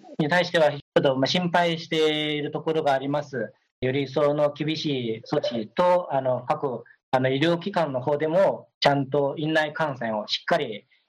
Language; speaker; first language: Japanese; non-native, fluent; Chinese